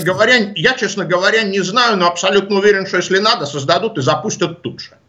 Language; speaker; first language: Russian; native; Russian